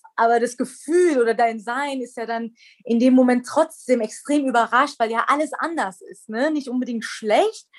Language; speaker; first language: German; early bilingual, other home language; Persian